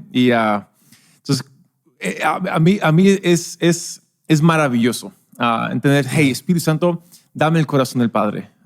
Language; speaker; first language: Spanish; non-native, local second language; English